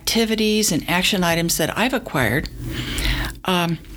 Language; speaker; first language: English; native; English